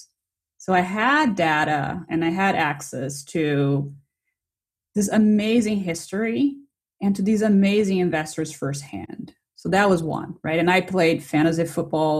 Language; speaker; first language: English; non-native, fluent; Portuguese